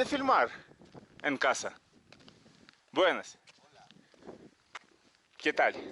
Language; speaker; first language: Spanish; non-native, learner; Russian